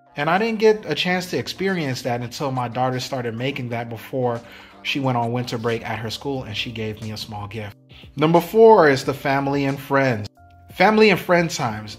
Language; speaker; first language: English; native; English